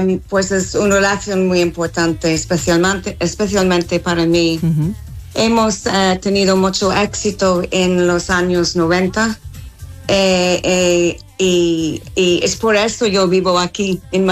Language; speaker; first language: Spanish; non-native, fluent; English